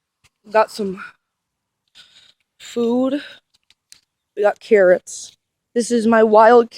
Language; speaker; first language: English; native; English